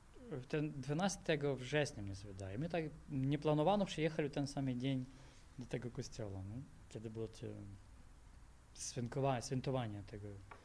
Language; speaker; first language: Ukrainian; native; Ukrainian